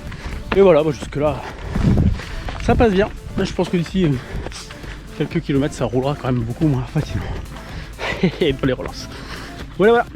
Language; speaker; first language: French; native; French